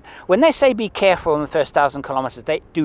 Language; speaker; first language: English; native; English